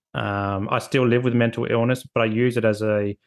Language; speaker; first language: English; native; English